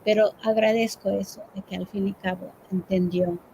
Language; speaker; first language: Spanish; early bilingual, heritage; Spanish